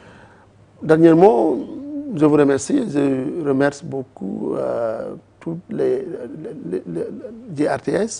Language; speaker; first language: French; non-native, learner; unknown